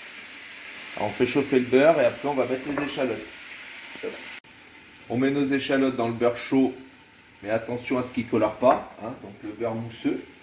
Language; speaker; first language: French; native; French